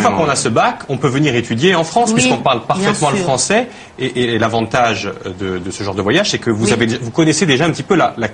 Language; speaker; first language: French; native; French